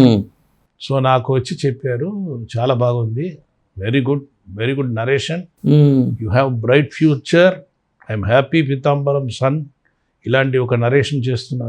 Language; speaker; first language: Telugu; non-native, local second language; Tamil